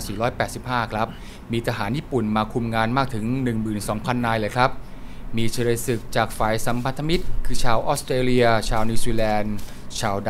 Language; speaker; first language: Thai; native; Thai